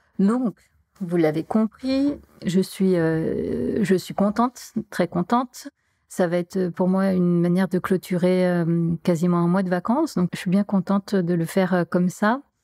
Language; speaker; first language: French; native; French